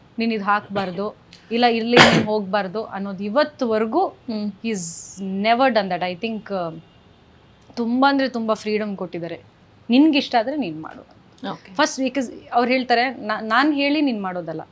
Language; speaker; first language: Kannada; non-native, local second language; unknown